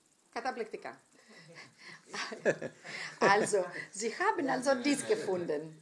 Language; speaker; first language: German; non-native, fluent; Greek